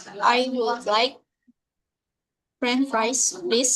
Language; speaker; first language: English; non-native, learner; Indonesian